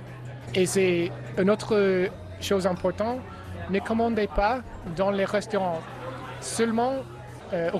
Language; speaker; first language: French; non-native, learner; English